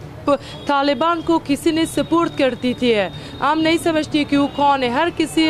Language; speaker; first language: Hindi; non-native, learner; Persian